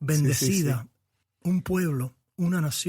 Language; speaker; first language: Spanish; native; Spanish